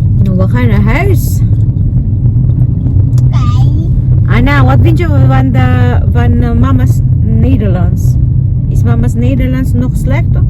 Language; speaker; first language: Dutch; non-native, learner; Cebuano